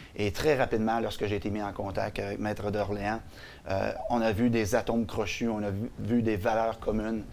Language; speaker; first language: French; native; French